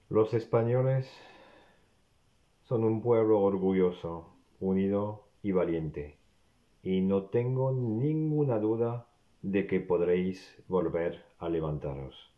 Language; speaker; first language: Spanish; non-native, fluent; French